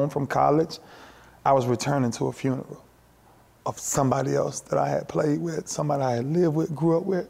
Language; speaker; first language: English; native; English